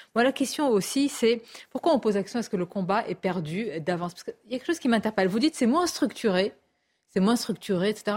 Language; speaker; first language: French; native; French